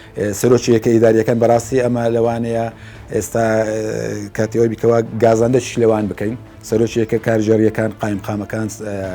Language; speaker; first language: Central Kurdish; native; Central Kurdish